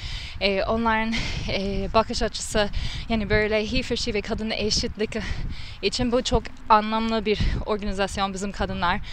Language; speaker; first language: Turkish; non-native, fluent; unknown